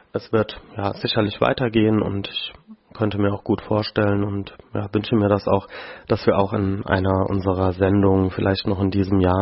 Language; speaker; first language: German; native; German